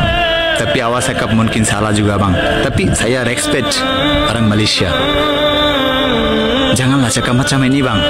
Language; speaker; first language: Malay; non-native, learner; Bangla